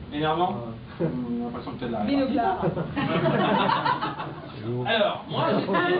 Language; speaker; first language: French; native; French